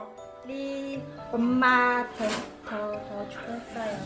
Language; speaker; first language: Korean; non-native, learner; Vietnamese